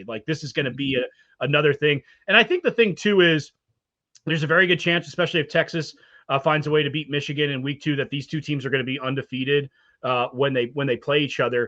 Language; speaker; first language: English; native; English